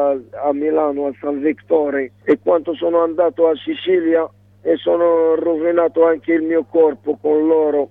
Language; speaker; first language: Italian; non-native, learner; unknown